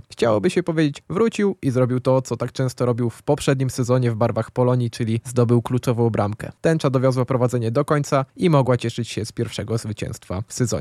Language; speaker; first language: Polish; native; Polish